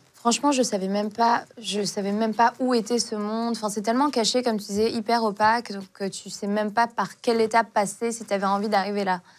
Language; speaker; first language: French; non-native, local second language; Arabic